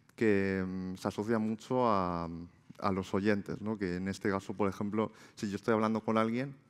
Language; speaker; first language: Spanish; native; Spanish